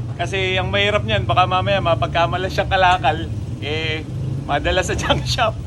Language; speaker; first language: Filipino; native; Filipino